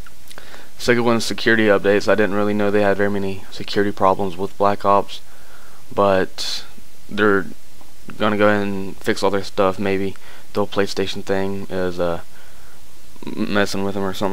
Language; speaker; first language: English; native; English